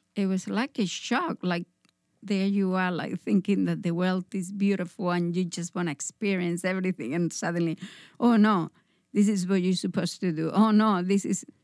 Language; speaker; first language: English; non-native, fluent; Spanish